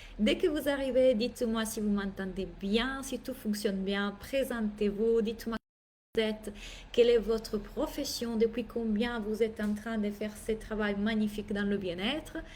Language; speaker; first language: French; non-native, fluent; Italian